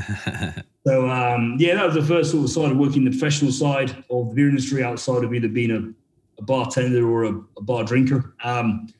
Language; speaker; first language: English; native; English